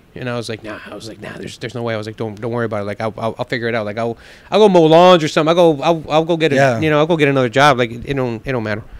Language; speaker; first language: English; native; English